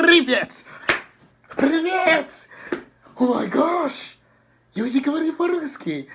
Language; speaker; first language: Russian; non-native, fluent; English